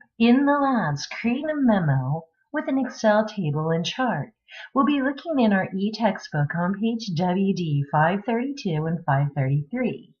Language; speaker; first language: English; native; English